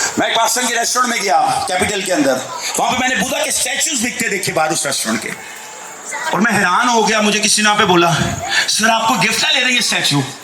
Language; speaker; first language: Urdu; non-native, local second language; Punjabi